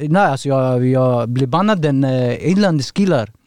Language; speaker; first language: Swedish; non-native, learner; Persian